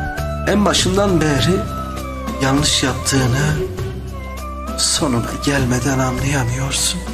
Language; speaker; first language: Turkish; native; Turkish